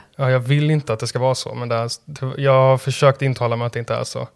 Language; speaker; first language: Swedish; native; Swedish